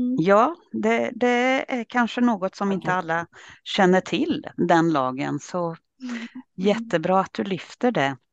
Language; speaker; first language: Swedish; early bilingual, other home language; Finnish